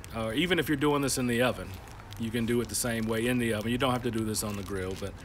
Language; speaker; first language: English; native; English